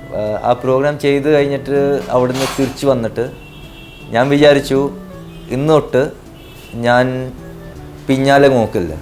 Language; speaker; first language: Malayalam; early bilingual, heritage; Malayalam